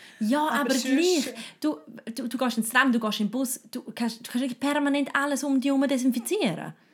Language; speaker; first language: German; native; German